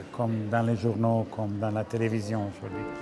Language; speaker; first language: French; non-native, fluent; Serbian